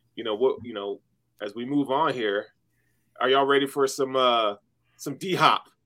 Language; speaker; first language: English; native; English